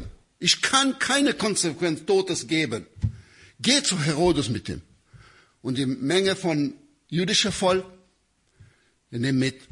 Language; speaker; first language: German; non-native, learner; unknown